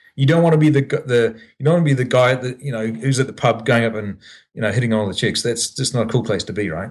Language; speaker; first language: English; native; English